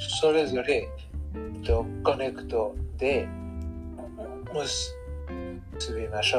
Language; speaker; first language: Japanese; non-native, learner; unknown